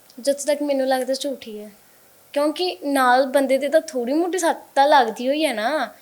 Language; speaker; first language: Punjabi; native; Punjabi